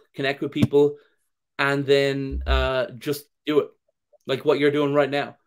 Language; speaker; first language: English; native; English